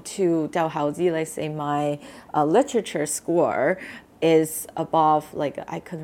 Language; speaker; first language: English; non-native, fluent; Chinese